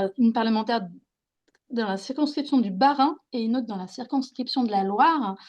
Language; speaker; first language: French; native; French